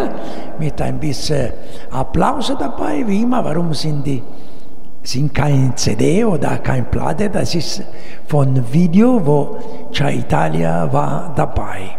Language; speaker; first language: German; non-native, learner; Italian